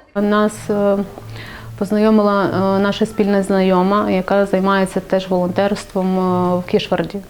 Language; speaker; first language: Ukrainian; native; Ukrainian